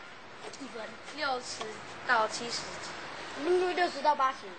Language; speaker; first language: Chinese; native; Chinese